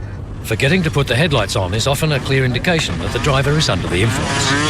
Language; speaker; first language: English; native; English